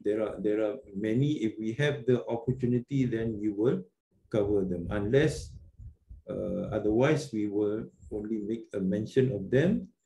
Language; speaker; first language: English; non-native, local second language; Malay